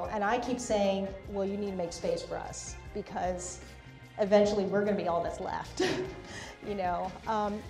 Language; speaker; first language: English; native; English